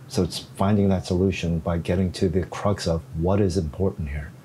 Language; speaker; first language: English; non-native, fluent; Korean